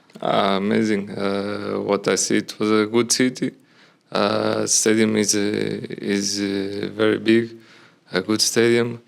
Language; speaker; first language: English; non-native, learner; Portuguese